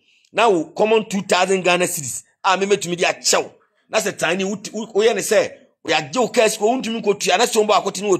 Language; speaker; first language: English; non-native, local second language; Akan